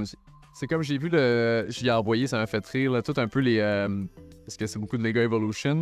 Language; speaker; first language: French; native; French